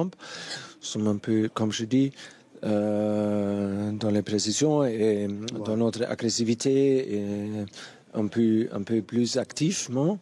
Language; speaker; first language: French; non-native, fluent; German